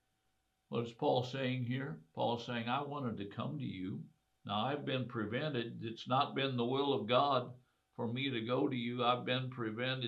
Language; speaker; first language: English; native; English